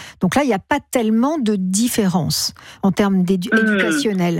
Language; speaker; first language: French; native; French